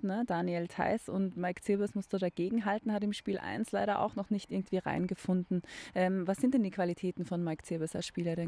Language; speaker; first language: German; native; German